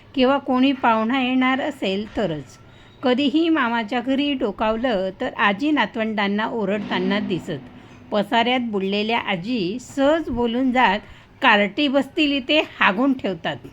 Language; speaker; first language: Marathi; non-native, local second language; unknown